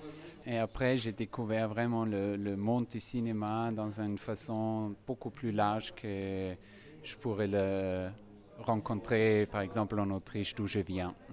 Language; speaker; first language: French; non-native, fluent; German